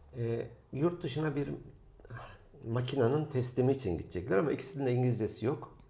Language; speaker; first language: Turkish; native; Turkish